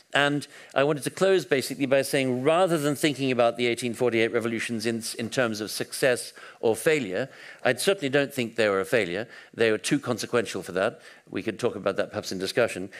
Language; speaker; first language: English; native; English